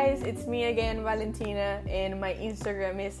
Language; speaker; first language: English; non-native, fluent; Spanish